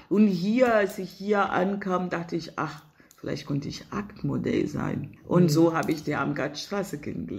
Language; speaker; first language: German; non-native, fluent; Portuguese